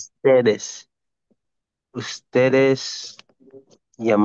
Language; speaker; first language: Spanish; non-native, learner; Filipino